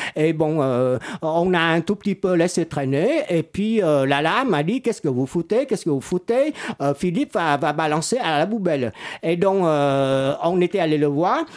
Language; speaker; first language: French; non-native, fluent; Vietnamese